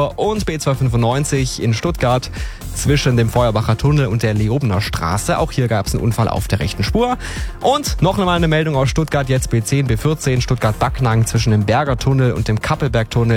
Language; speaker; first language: German; native; German